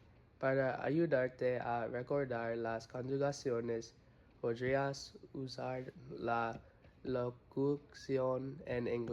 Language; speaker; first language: Spanish; non-native, learner; English